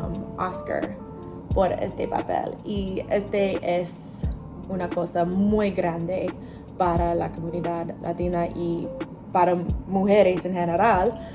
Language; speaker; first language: Spanish; non-native, learner; English